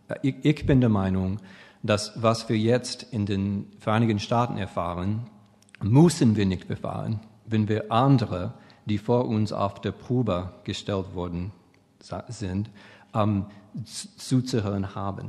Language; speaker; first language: German; non-native, fluent; English